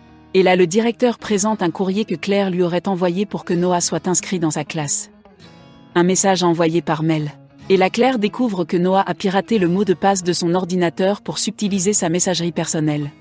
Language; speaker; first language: French; non-native, local second language; Haitian Creole